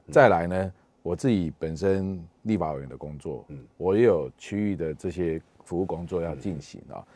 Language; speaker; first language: Chinese; native; Chinese